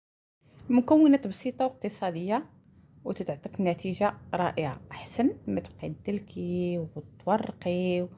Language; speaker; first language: Arabic; native; Arabic